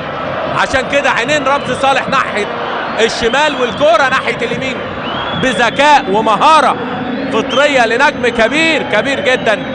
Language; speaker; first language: Arabic; native; Arabic